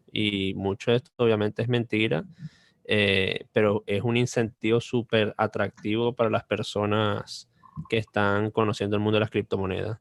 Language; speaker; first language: Spanish; native; Spanish